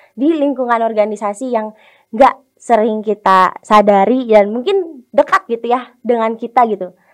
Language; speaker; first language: Indonesian; native; Indonesian